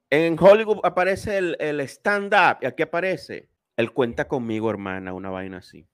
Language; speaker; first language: Spanish; native; Spanish